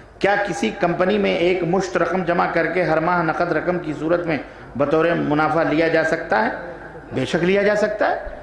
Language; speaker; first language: Urdu; native; Urdu